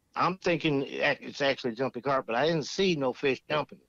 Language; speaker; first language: English; native; English